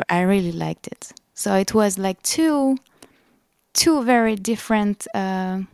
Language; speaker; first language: English; non-native, fluent; French